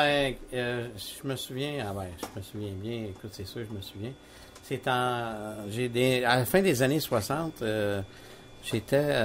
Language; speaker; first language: French; native; French